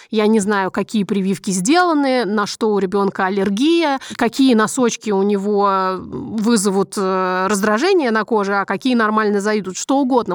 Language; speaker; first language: Russian; native; Russian